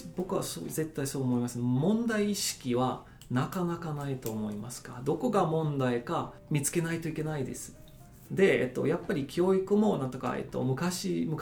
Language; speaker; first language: Japanese; non-native, fluent; German